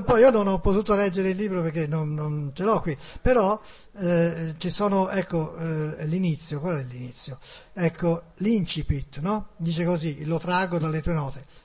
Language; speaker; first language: Italian; native; Italian